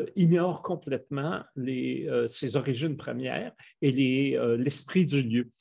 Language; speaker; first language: French; native; French